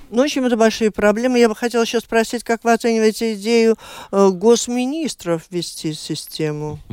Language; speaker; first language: Russian; native; Russian